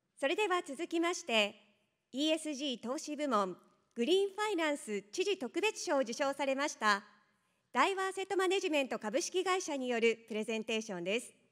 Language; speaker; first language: Japanese; native; Japanese